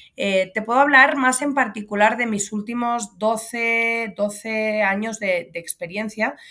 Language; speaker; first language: Spanish; native; Spanish